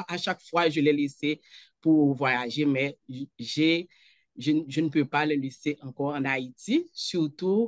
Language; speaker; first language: French; non-native, local second language; Haitian Creole